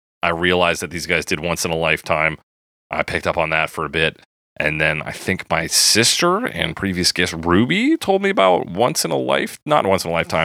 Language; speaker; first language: English; native; English